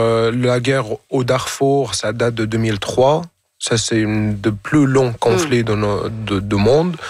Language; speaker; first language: French; non-native, fluent; Arabic